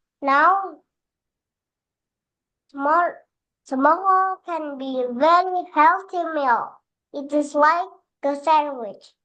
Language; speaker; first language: English; non-native, learner; Indonesian